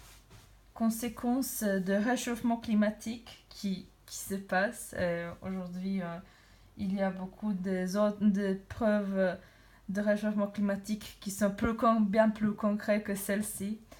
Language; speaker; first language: French; non-native, learner; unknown